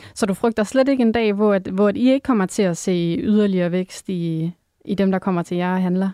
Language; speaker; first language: Danish; native; Danish